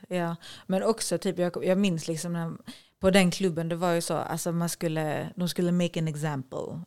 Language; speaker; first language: Swedish; native; Swedish